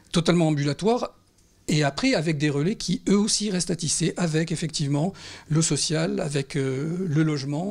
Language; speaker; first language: French; native; French